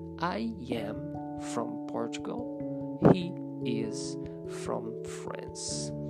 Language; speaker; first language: English; non-native, fluent; Portuguese